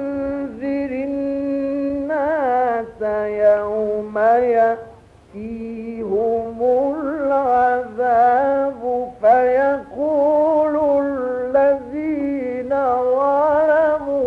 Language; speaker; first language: Arabic; native; Arabic